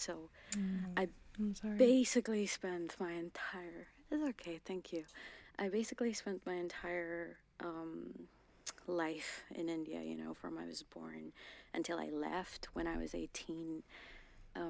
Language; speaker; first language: English; non-native, local second language; Garhwali